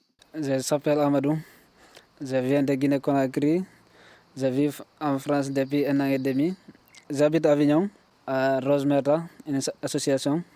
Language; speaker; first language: French; non-native, learner; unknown